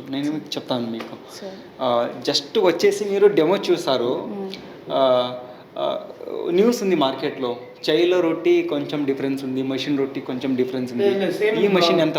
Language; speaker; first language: Telugu; non-native, local second language; Hindi